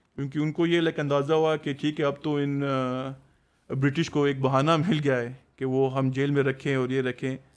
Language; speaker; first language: Urdu; non-native, local second language; Pashto